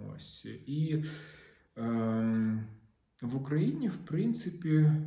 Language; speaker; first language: Ukrainian; non-native, local second language; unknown